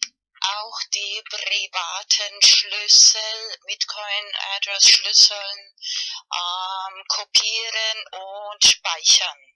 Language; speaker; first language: German; non-native, learner; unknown